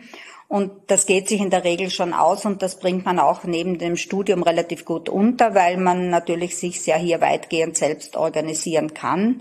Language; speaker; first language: German; native; German